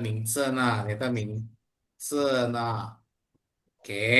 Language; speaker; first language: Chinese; non-native, fluent; Indonesian